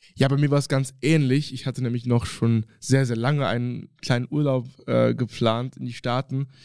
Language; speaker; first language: German; native; German